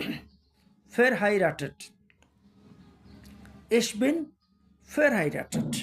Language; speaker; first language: German; non-native, learner; Bangla